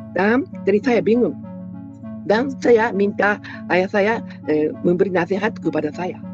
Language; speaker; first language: Indonesian; non-native, fluent; Japanese